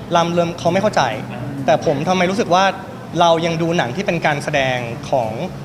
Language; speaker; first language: Thai; native; Thai